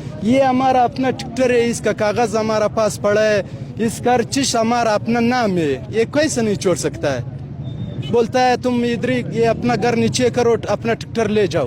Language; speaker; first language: Hindi; non-native, local second language; Pashto